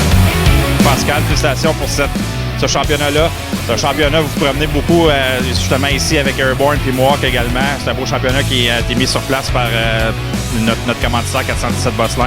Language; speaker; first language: French; native; French